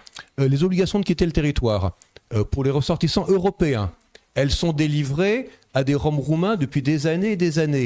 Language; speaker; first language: French; native; French